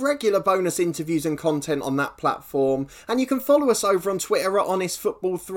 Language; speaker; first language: English; native; English